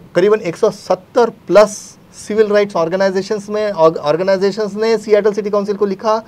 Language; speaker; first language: Hindi; native; Hindi